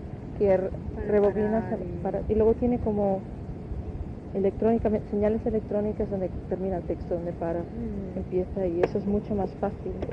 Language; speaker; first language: Spanish; native; Spanish